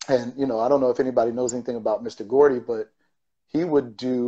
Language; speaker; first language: English; native; English